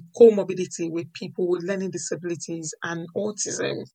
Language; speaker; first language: English; non-native, local second language; Yoruba